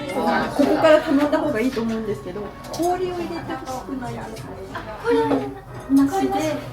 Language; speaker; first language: Japanese; native; Japanese